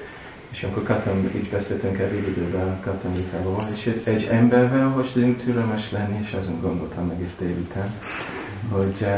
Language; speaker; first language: Hungarian; non-native, learner; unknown